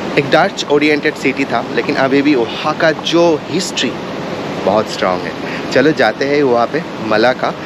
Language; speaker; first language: Hindi; native; Hindi